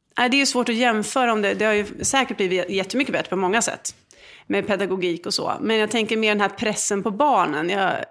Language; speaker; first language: Swedish; native; Swedish